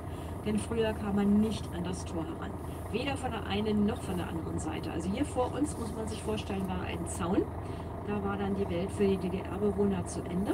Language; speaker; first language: German; native; German